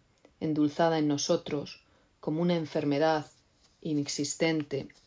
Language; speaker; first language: Spanish; native; Spanish